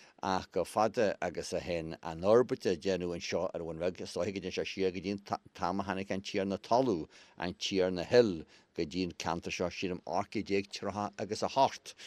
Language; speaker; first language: Irish; native; Irish